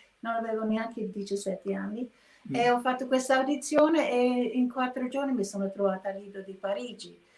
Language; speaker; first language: Italian; non-native, fluent; English